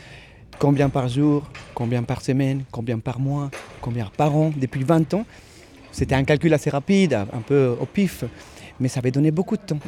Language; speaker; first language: French; native; French